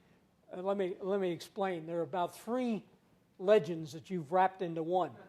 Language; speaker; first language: English; native; English